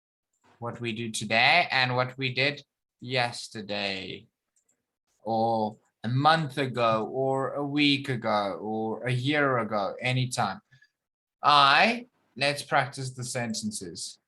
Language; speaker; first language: English; non-native, fluent; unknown